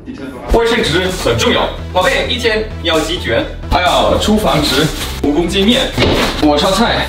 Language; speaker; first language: Chinese; native; Chinese